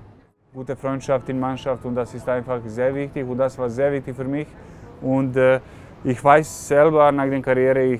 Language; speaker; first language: German; non-native, fluent; Serbian